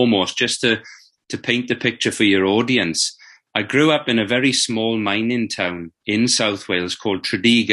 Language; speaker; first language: English; native; English